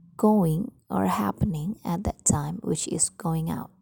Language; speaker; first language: English; non-native, fluent; Indonesian